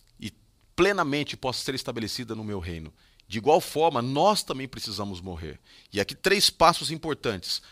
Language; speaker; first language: Portuguese; native; Portuguese